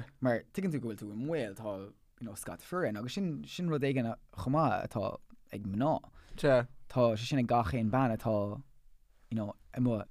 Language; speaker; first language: Irish; non-native, local second language; English